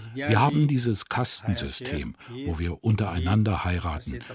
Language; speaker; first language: German; non-native, fluent; Kurdish